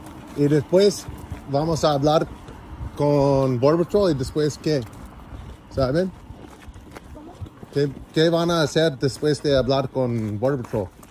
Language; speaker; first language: Spanish; non-native, learner; English